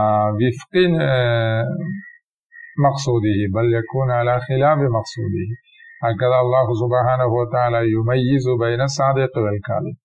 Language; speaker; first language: Arabic; non-native, fluent; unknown